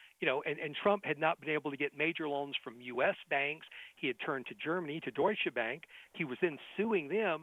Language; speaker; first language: English; native; English